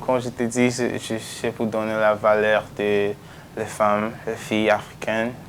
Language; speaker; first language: French; non-native, local second language; English